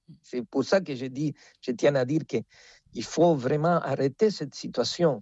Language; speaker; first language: French; non-native, fluent; Spanish